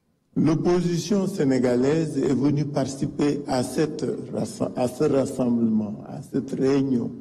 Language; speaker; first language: French; non-native, local second language; Wolof